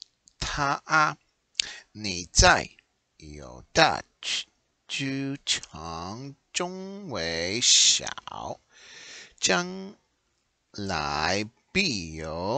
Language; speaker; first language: Chinese; non-native, learner; English